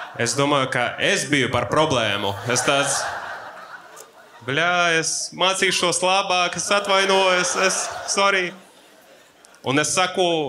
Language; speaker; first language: Latvian; non-native, local second language; Russian